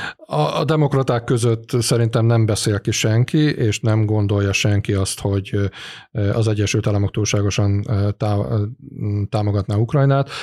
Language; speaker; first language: Hungarian; native; Hungarian